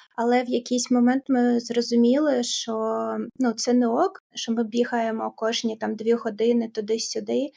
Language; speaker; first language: Ukrainian; non-native, local second language; Russian